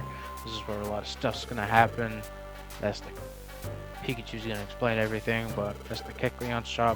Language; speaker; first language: English; native; English